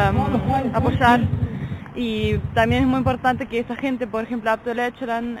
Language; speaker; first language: Spanish; non-native, fluent; German